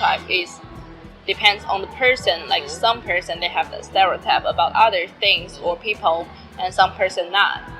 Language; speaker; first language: English; non-native, learner; Chinese